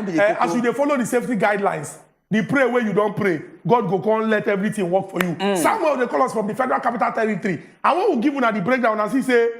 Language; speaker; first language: Nigerian Pidgin; native; Nigerian Pidgin